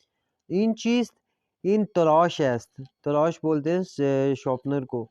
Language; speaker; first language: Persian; non-native, fluent; Urdu